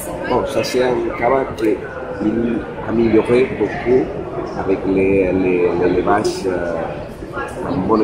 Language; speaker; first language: French; non-native, learner; Spanish